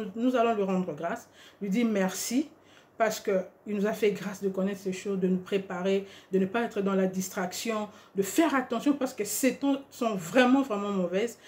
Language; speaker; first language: French; non-native, local second language; Lingala